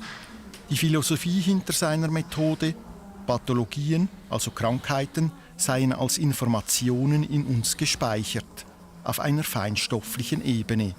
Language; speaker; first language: German; native; German